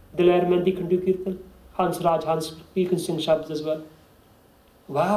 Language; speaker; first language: Punjabi; early bilingual, heritage; Punjabi